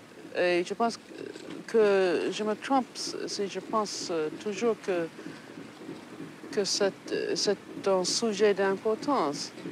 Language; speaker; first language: French; non-native, fluent; English